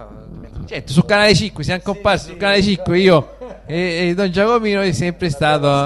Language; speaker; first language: Italian; native; Italian